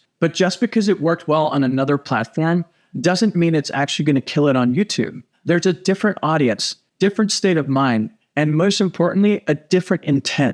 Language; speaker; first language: English; native; English